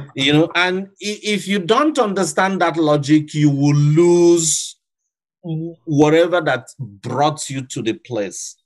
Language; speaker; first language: English; non-native, local second language; Igbo